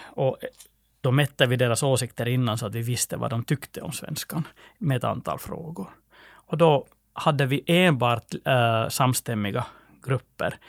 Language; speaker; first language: Swedish; native; Swedish